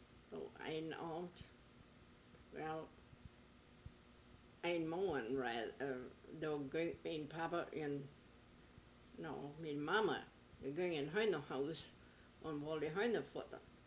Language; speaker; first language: German; early bilingual, heritage; German